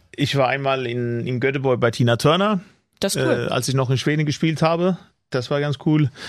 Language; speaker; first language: German; non-native, fluent; Swedish